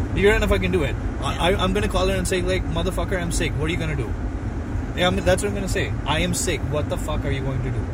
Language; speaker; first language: English; non-native, local second language; Hindi